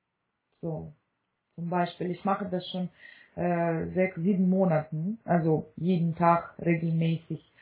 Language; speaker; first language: German; non-native, fluent; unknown